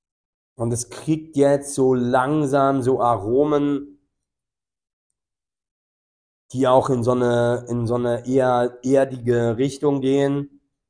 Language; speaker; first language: German; native; German